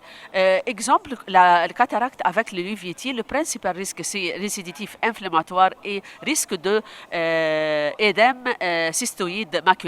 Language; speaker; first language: French; non-native, local second language; Arabic